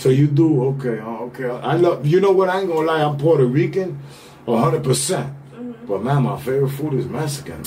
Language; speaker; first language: English; native; English